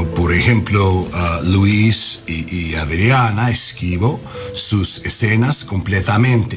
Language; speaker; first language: Spanish; non-native, learner; English